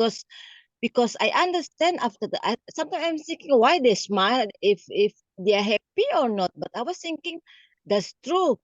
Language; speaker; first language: English; non-native, learner; Indonesian